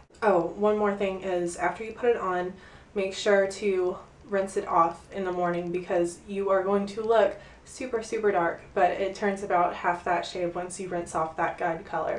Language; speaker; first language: English; native; English